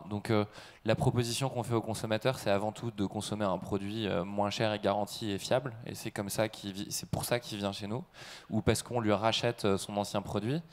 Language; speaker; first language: French; native; French